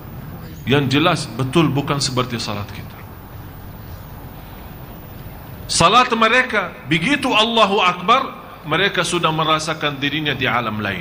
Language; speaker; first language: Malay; non-native, fluent; Arabic